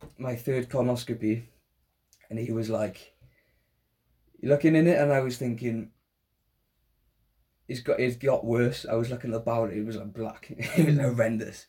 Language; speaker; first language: English; native; English